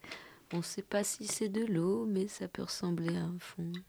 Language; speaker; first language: French; native; French